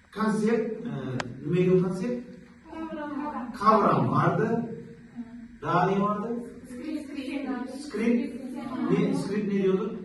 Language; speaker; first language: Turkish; non-native, fluent; Uzbek